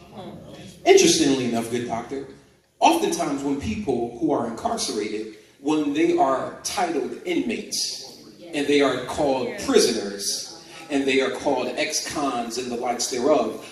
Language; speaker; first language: English; native; English